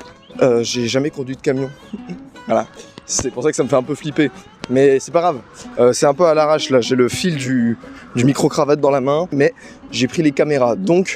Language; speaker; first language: French; native; French